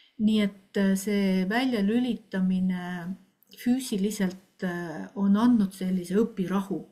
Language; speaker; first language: Estonian; native; Estonian